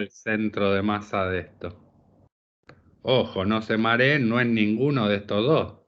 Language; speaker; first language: Spanish; native; Spanish